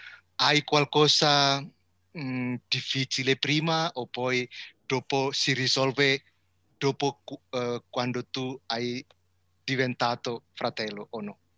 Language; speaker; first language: Italian; non-native, learner; Indonesian